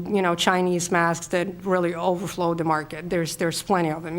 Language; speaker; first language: English; non-native, fluent; Polish